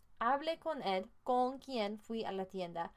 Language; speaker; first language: Spanish; non-native, fluent; English